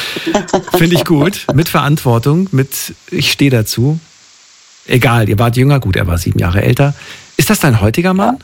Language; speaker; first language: German; native; German